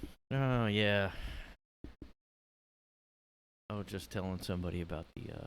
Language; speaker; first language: English; native; English